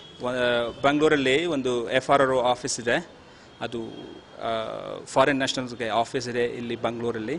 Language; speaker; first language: Kannada; non-native, learner; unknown